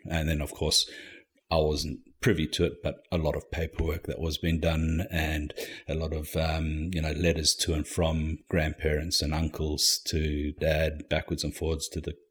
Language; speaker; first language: English; native; English